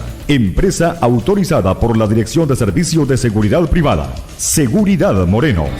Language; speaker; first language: Spanish; native; Spanish